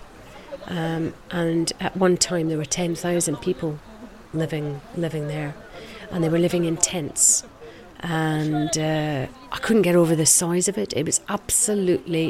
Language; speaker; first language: English; native; English